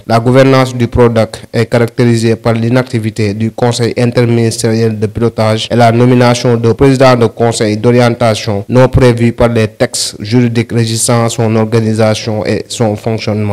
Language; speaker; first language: French; non-native, local second language; Wolof